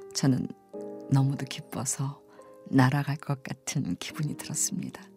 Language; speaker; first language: Korean; non-native, fluent; Persian